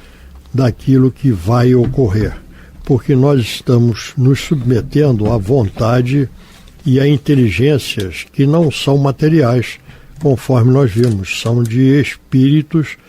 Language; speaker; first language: Portuguese; native; Portuguese